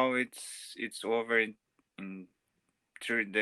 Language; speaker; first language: English; non-native, learner; Portuguese